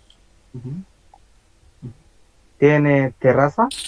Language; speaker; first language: Spanish; non-native, learner; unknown